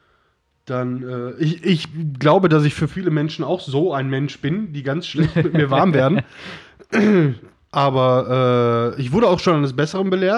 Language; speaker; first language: German; native; German